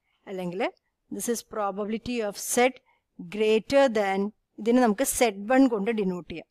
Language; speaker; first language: English; non-native, local second language; Malayalam